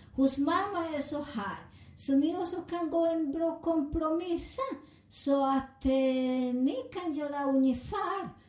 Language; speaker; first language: Swedish; non-native, fluent; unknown